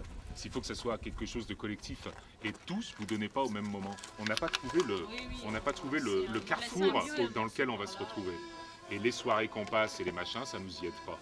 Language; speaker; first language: French; native; French